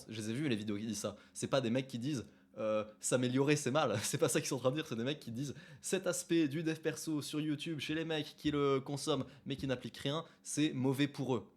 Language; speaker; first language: French; native; French